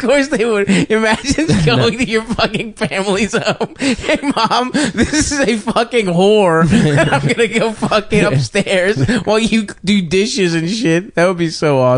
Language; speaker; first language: English; native; English